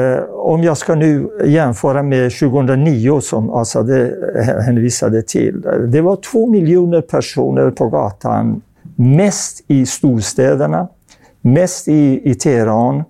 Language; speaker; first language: Swedish; non-native, fluent; Persian